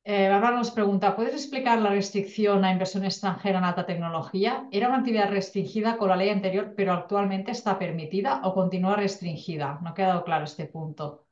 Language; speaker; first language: Spanish; non-native, local second language; Catalan